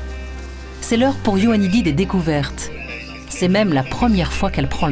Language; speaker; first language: French; native; French